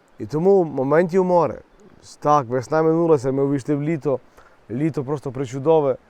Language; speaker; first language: Ukrainian; native; Ukrainian